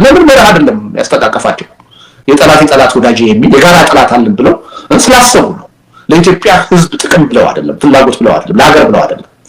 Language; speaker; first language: Amharic; native; Amharic